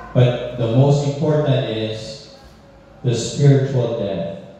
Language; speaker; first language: English; non-native, local second language; Filipino